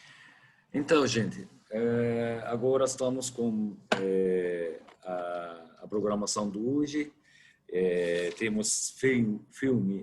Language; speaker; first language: Portuguese; non-native, fluent; Arabic